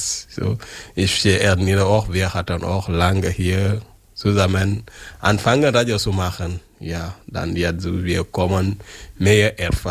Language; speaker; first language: German; non-native, learner; French